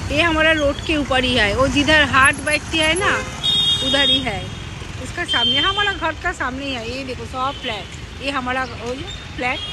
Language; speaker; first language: Hindi; non-native, local second language; Bangla